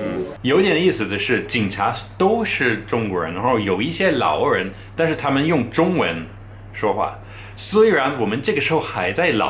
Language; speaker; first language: Chinese; non-native, fluent; English